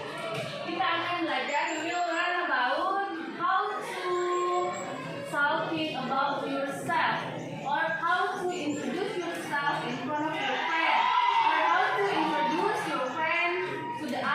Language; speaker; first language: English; non-native, learner; Indonesian